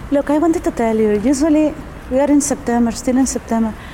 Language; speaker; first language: English; non-native, fluent; German